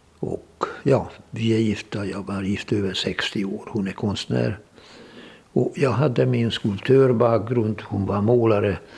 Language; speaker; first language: Swedish; non-native, fluent; Hungarian